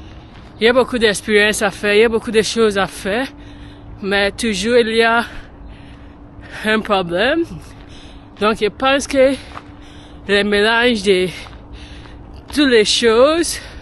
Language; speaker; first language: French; non-native, learner; English